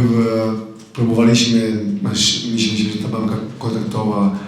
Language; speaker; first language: Polish; non-native, fluent; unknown